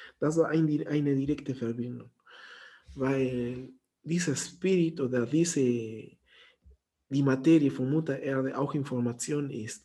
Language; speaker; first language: German; non-native, fluent; Spanish